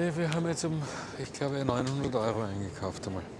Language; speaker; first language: German; native; German